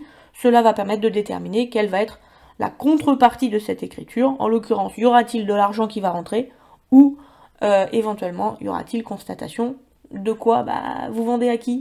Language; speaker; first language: French; native; French